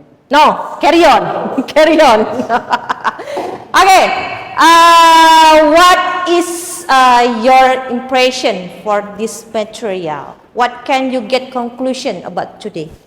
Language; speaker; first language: English; non-native, fluent; Indonesian